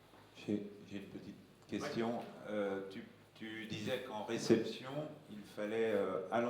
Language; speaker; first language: French; native; French